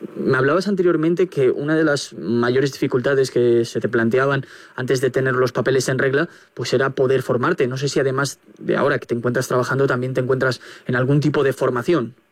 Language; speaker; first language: Spanish; native; Spanish